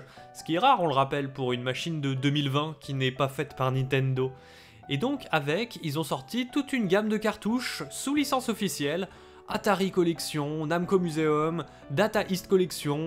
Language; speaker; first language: French; native; French